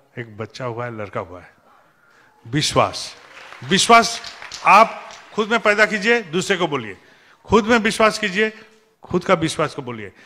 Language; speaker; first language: Hindi; non-native, local second language; Bangla